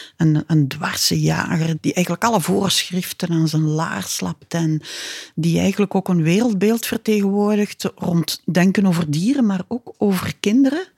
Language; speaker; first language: Dutch; native; Dutch